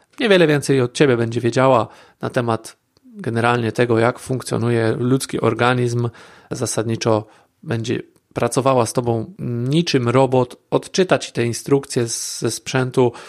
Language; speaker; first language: Polish; native; Polish